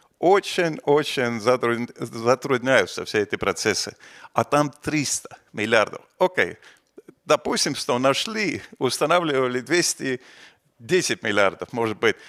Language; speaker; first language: Russian; non-native, fluent; Estonian